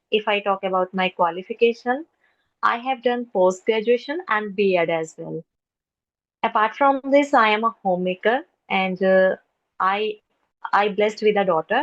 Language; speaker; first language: English; non-native, local second language; Hindi